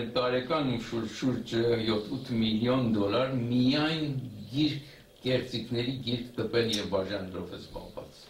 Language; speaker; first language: Armenian; early bilingual, heritage; Armenian